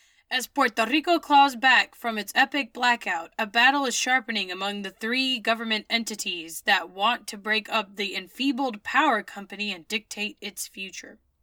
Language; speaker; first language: English; early bilingual, other home language; Spanish